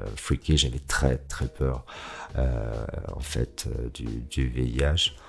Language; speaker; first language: French; native; French